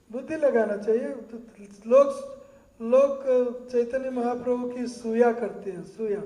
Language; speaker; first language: Hindi; non-native, fluent; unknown